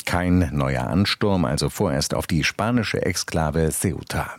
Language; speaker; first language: German; native; German